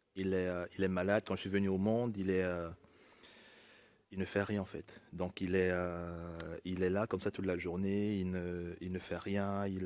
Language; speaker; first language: French; native; French